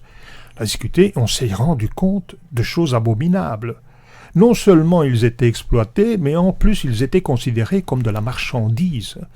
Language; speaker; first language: French; native; French